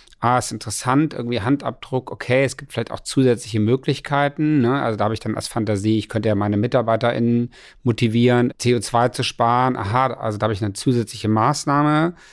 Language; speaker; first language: German; native; German